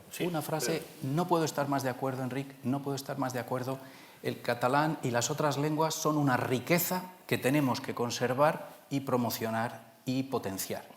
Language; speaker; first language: Spanish; native; Spanish